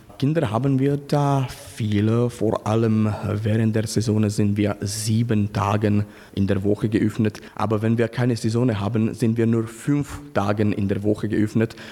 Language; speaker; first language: German; non-native, fluent; Slovak